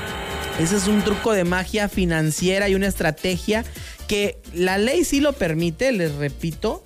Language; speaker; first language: Spanish; native; Spanish